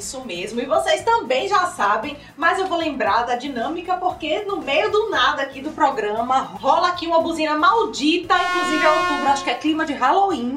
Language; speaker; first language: Portuguese; native; Portuguese